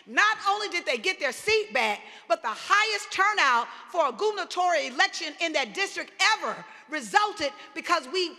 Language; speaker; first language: English; native; English